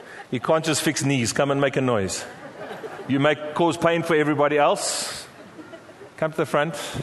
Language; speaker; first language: English; native; English